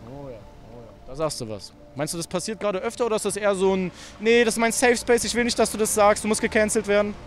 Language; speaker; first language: German; native; German